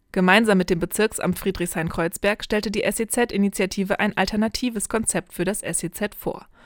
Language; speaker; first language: German; native; German